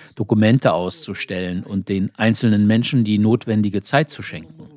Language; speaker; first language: German; non-native, fluent; Ukrainian